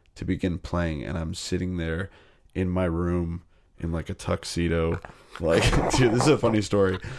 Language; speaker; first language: English; native; English